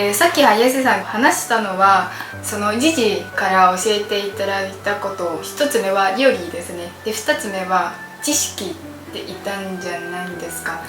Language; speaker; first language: Japanese; non-native, fluent; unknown